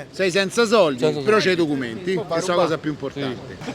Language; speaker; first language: Italian; native; Italian